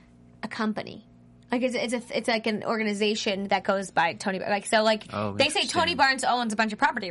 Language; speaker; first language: English; native; English